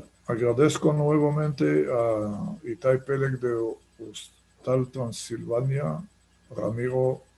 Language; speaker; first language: Spanish; non-native, fluent; Hebrew